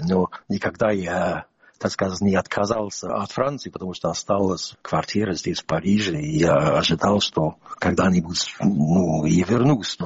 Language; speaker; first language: Russian; non-native, fluent; English